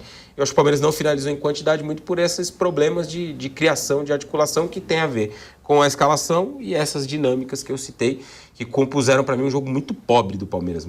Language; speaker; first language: Portuguese; native; Portuguese